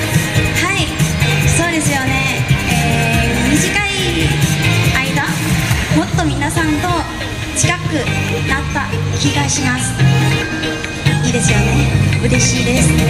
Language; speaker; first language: Japanese; non-native, fluent; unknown